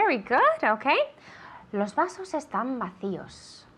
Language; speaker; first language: Spanish; non-native, fluent; English